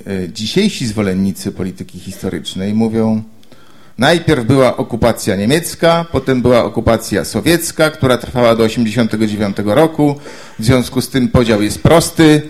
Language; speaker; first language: Polish; native; Polish